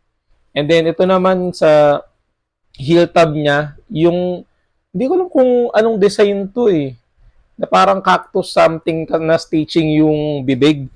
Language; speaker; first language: Filipino; native; Filipino